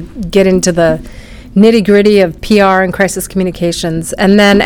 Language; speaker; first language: English; native; English